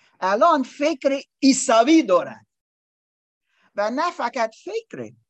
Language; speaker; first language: Persian; non-native, learner; English